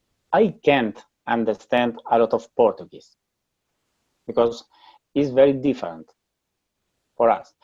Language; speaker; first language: English; non-native, learner; Spanish